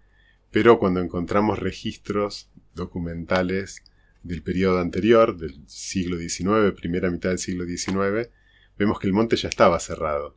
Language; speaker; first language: Spanish; native; Spanish